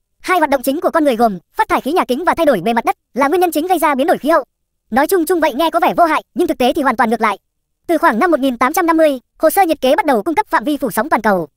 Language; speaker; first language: Vietnamese; native; Vietnamese